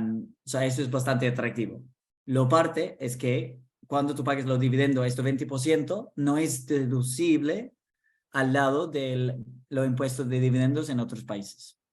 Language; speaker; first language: Spanish; non-native, fluent; English